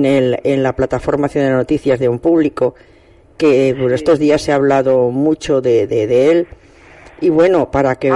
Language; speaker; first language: Spanish; native; Spanish